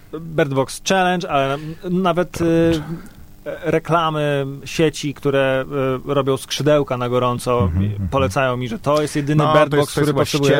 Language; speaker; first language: Polish; native; Polish